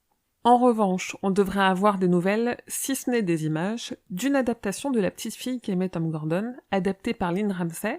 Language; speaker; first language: French; native; French